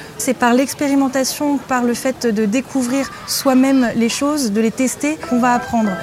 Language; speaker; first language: French; native; French